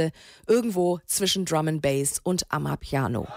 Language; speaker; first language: German; native; German